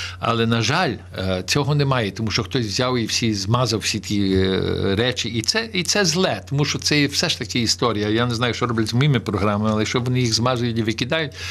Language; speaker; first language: Ukrainian; early bilingual, heritage; Ukrainian